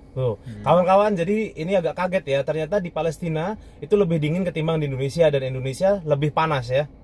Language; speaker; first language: Indonesian; native; Indonesian